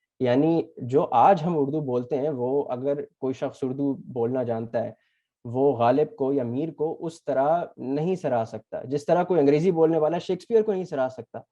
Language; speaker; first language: Urdu; early bilingual, other home language; English